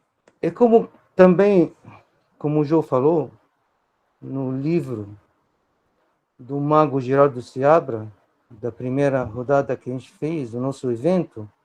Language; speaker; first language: Portuguese; non-native, fluent; Arabic